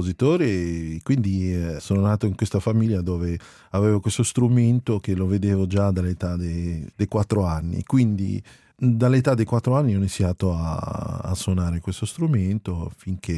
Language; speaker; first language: Italian; non-native, fluent; Arabic